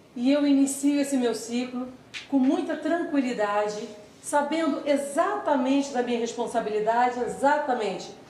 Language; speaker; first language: Portuguese; native; Portuguese